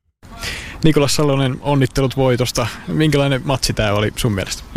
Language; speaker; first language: Finnish; native; Finnish